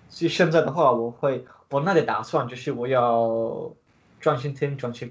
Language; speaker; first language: Chinese; non-native, learner; English